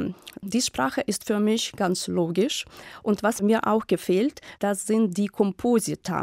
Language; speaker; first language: German; non-native, fluent; Ukrainian